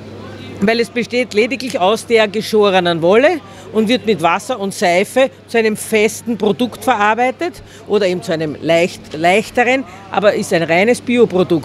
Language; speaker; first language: German; native; German